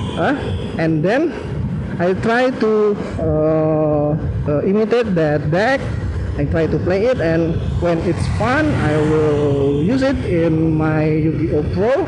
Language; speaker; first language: English; non-native, learner; Indonesian